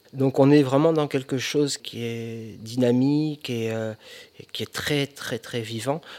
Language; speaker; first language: French; native; French